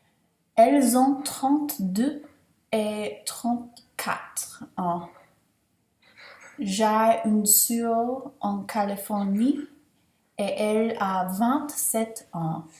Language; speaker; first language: French; non-native, learner; English